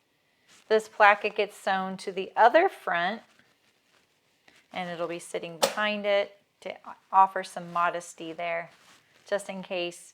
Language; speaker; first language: English; native; English